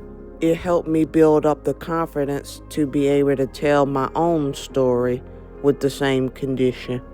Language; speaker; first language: English; native; English